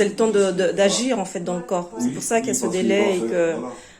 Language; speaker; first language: French; native; French